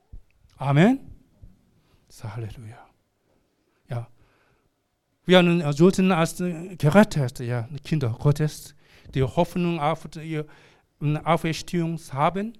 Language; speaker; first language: German; non-native, learner; Korean